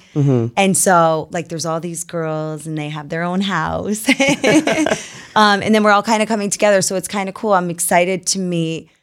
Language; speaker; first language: English; native; English